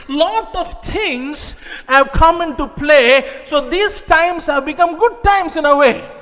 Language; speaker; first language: English; non-native, local second language; Tamil